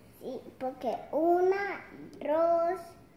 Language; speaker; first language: Spanish; early bilingual, other home language; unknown